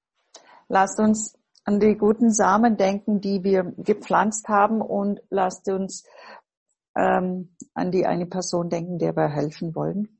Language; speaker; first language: German; non-native, fluent; English